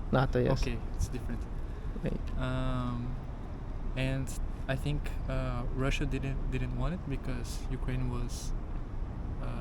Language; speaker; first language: English; non-native, fluent; Portuguese